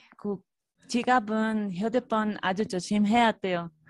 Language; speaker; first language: Korean; non-native, fluent; Spanish